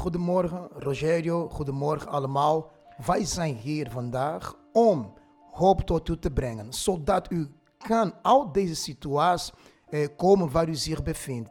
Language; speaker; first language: Dutch; non-native, fluent; Portuguese